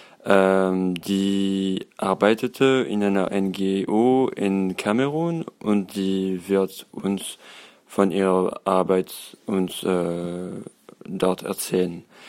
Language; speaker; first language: German; native; German